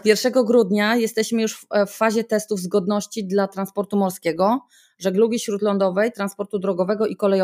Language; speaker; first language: Polish; native; Polish